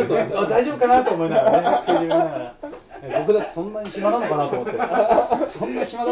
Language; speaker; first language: Japanese; native; Japanese